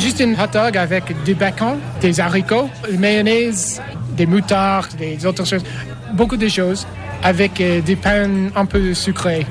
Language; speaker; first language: French; non-native, learner; English